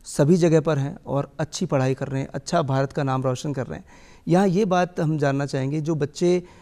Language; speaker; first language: Hindi; native; Hindi